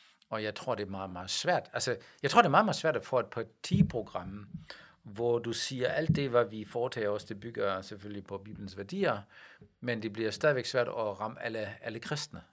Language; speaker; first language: Danish; non-native, fluent; German